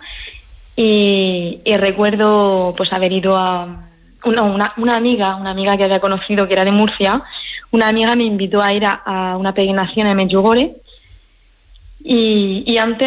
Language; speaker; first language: Spanish; early bilingual, heritage; French